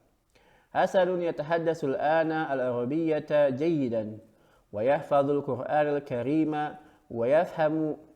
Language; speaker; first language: Arabic; non-native, fluent; Indonesian